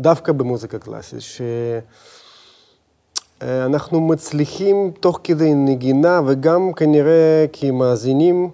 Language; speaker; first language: Hebrew; non-native, fluent; Russian